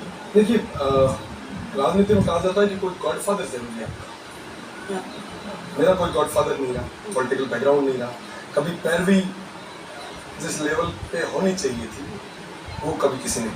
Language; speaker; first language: Hindi; non-native, local second language; Rajasthani